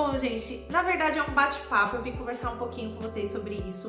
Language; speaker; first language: Portuguese; native; Portuguese